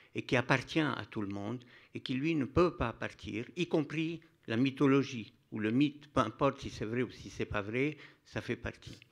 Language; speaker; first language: French; non-native, local second language; Arabic